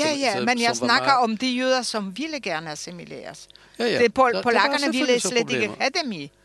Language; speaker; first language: Danish; non-native, fluent; Polish